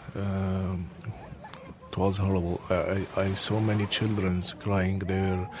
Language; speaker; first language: English; non-native, learner; Arabic